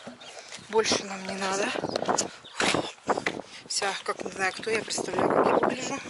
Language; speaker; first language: Russian; native; Russian